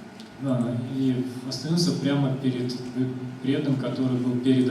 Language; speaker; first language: Russian; native; Russian